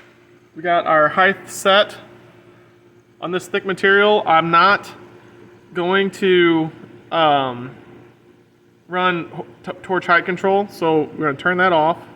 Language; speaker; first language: English; native; English